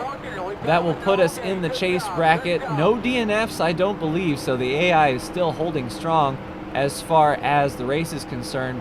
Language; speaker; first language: English; native; English